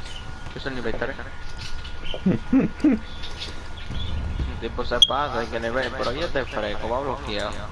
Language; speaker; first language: Spanish; native; Spanish